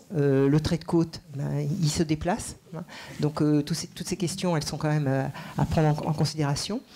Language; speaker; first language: French; native; French